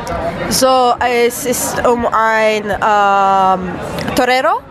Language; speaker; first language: German; non-native, learner; Romanian